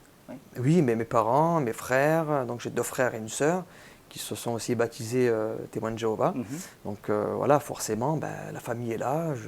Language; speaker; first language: French; native; French